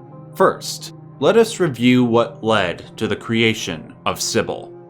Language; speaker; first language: English; native; English